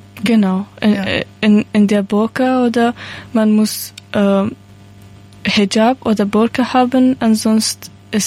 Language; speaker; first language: German; non-native, learner; Persian